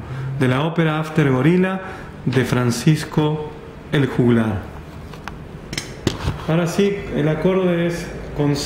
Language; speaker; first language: Spanish; native; Spanish